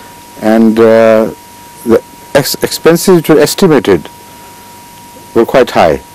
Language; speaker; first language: English; non-native, local second language; Urdu